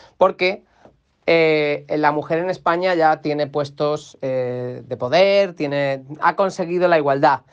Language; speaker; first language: Spanish; native; Spanish